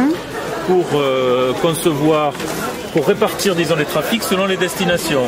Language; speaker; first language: French; native; French